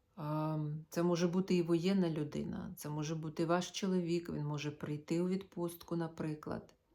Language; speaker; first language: Ukrainian; non-native, local second language; Russian